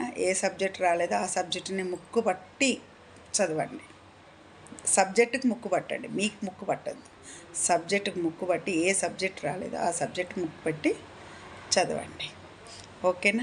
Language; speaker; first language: Telugu; native; Telugu